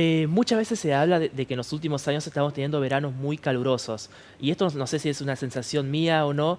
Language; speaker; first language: Spanish; native; Spanish